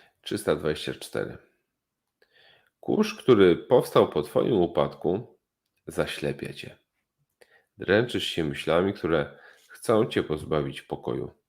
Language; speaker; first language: Polish; native; Polish